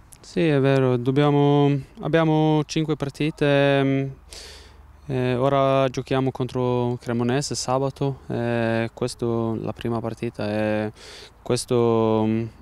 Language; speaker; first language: Italian; non-native, learner; Swedish